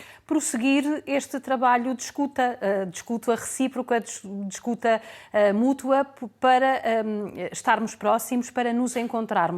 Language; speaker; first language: Portuguese; native; Portuguese